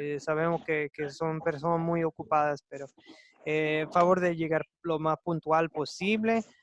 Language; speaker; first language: Spanish; non-native, fluent; English